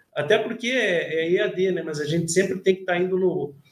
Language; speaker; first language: Portuguese; native; Portuguese